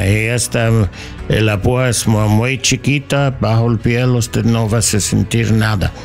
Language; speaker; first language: Spanish; non-native, learner; English